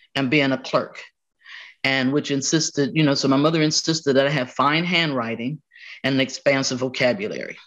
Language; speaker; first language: English; native; English